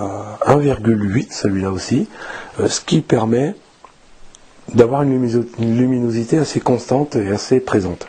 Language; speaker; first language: French; native; French